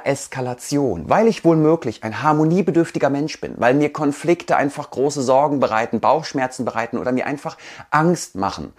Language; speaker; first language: German; native; German